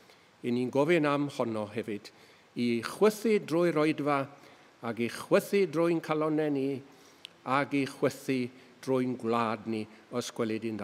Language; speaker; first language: Welsh; native; Welsh